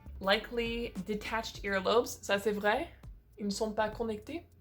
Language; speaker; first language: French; non-native, fluent; English